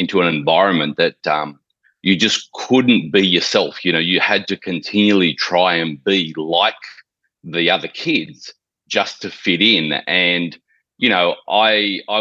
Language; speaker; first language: English; native; English